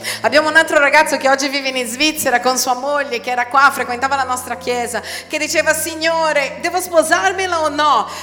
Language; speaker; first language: Italian; non-native, fluent; Portuguese